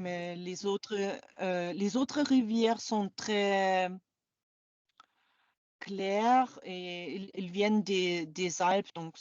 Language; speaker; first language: French; non-native, fluent; German